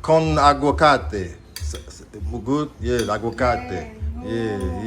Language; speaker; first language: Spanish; non-native, learner; English